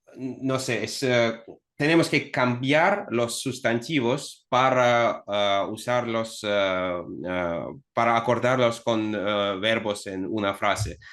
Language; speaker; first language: Spanish; non-native, fluent; Russian